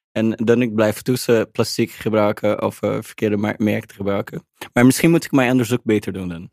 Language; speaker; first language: Dutch; non-native, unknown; Portuguese